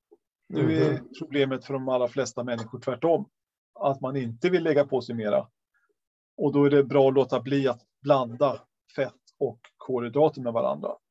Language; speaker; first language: Swedish; native; Swedish